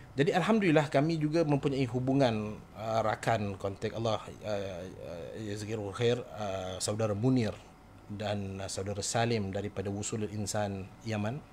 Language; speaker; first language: Malay; native; Malay